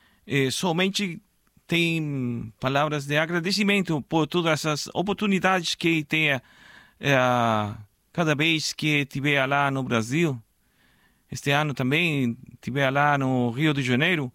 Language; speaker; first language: Portuguese; non-native, learner; Spanish